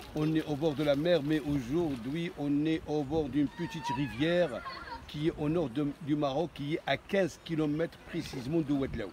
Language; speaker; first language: French; non-native, local second language; Arabic